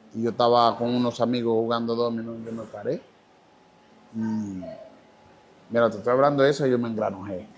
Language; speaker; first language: Spanish; non-native, fluent; Haitian Creole